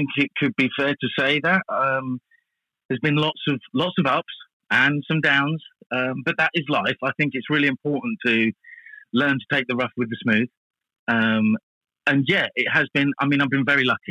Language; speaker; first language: English; native; English